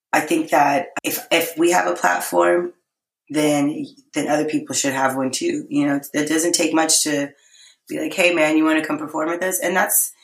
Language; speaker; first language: English; native; English